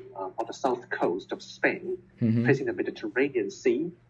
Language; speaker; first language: English; non-native, local second language; Cantonese